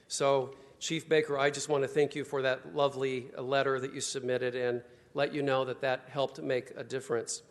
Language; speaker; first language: English; native; English